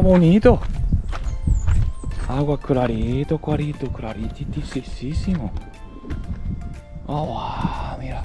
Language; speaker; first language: Spanish; non-native, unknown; Japanese